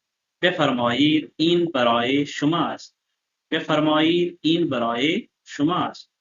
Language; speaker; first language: Persian; non-native, fluent; Urdu